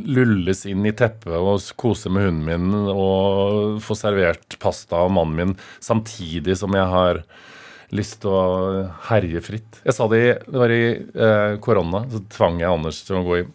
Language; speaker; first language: Norwegian; native; Norwegian